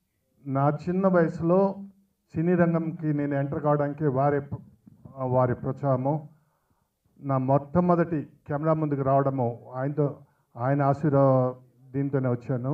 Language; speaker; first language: Telugu; native; Telugu